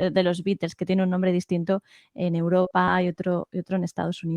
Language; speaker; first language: Spanish; native; Spanish